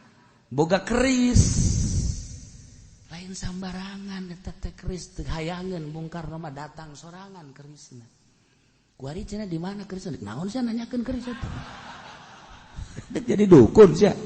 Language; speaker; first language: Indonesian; non-native, local second language; Sundanese